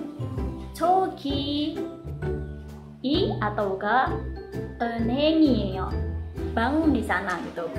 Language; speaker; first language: Indonesian; native; Indonesian